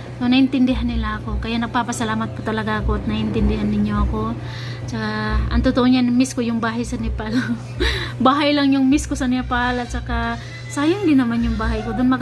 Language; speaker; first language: Filipino; non-native, local second language; Cebuano